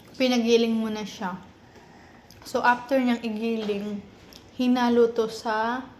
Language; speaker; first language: Filipino; non-native, local second language; Bikol